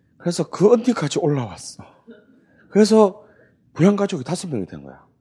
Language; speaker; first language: Korean; native; Korean